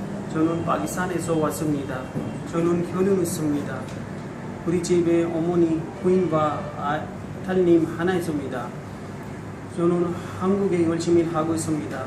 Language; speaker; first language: Korean; non-native, learner; Urdu